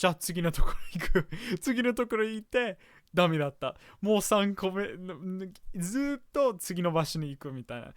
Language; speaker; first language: Japanese; non-native, fluent; English